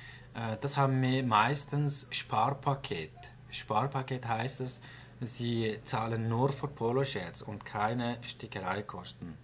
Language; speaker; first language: German; non-native, fluent; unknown